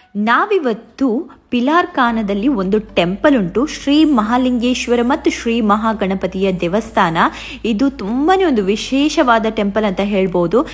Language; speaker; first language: Kannada; non-native, local second language; Tulu